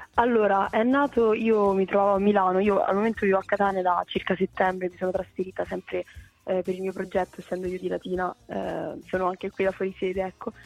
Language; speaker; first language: Italian; native; Italian